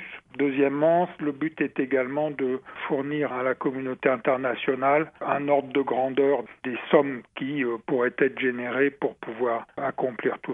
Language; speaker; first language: French; native; French